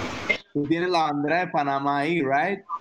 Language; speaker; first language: Spanish; native; Spanish